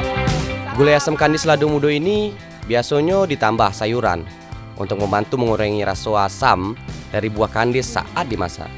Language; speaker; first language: Indonesian; native; Indonesian